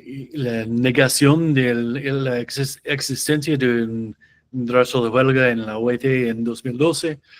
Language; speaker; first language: Spanish; non-native, fluent; English